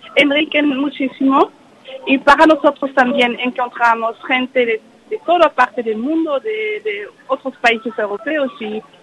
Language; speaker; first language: Spanish; non-native, learner; English